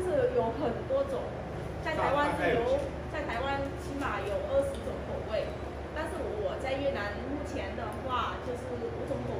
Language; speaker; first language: Chinese; non-native, fluent; Vietnamese